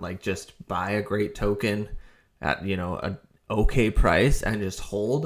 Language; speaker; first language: English; native; English